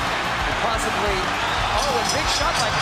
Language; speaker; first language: English; native; English